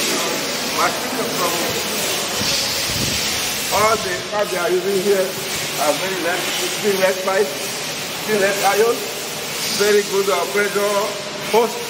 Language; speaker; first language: English; non-native, learner; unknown